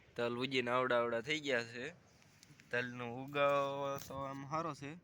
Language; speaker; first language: Gujarati; native; Gujarati